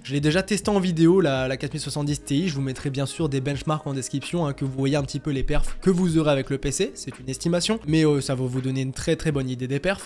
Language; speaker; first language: French; native; French